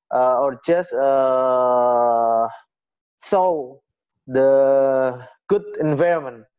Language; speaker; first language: English; non-native, learner; Indonesian